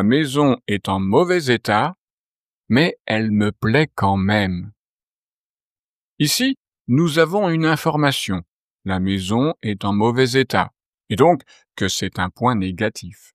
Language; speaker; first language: French; native; French